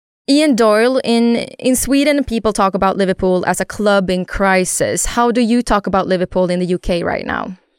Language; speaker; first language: English; non-native, fluent; Swedish